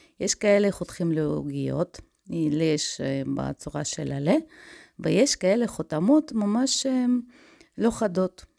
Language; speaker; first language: Hebrew; non-native, fluent; Russian